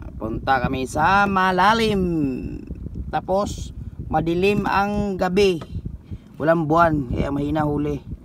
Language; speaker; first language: Filipino; non-native, local second language; Cebuano